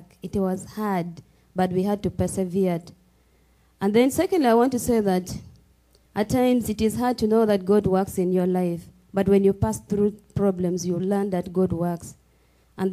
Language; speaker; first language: English; non-native, local second language; Acoli